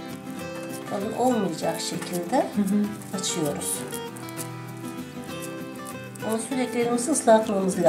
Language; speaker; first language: Turkish; native; Turkish